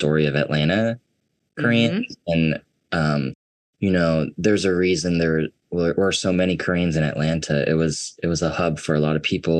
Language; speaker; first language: English; native; English